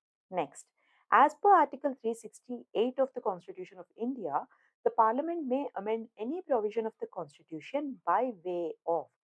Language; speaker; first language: English; non-native, local second language; Telugu